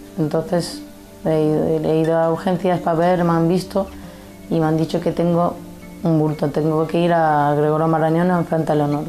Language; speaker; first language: Spanish; early bilingual, other home language; Arabic